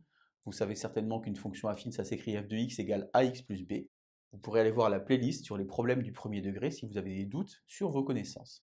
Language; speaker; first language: French; native; French